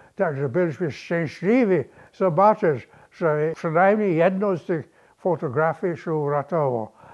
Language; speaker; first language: Polish; early bilingual, other home language; English